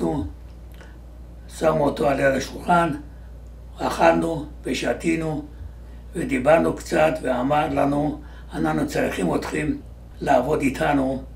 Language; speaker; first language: Hebrew; non-native, fluent; Georgian